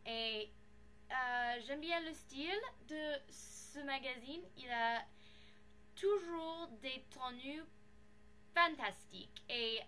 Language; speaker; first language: French; non-native, learner; English